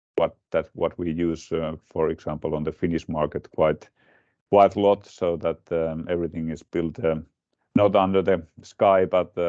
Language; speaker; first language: English; non-native, fluent; Finnish